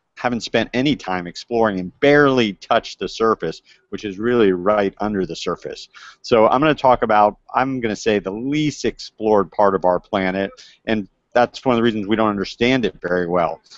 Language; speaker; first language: English; native; English